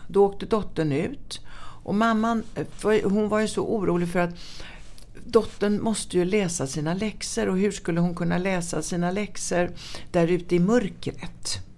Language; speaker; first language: Swedish; early bilingual, other home language; Italian